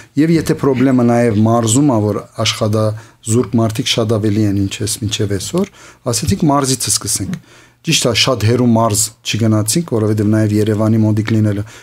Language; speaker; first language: Armenian; early bilingual, heritage; Armenian